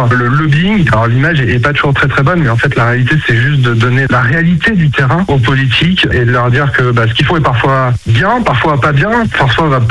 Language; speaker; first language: French; native; French